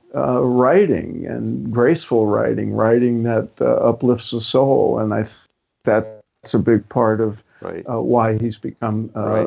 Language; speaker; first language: English; native; English